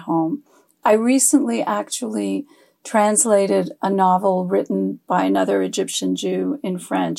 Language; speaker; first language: English; early bilingual, other home language; French